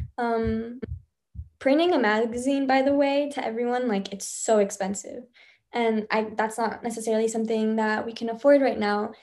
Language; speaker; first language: English; early bilingual, other home language; Spanish